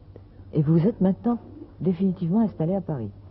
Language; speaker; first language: French; native; French